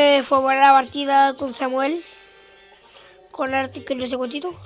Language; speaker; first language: Spanish; native; Spanish